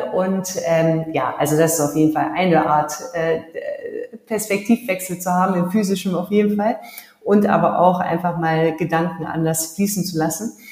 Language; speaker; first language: German; early bilingual, heritage; German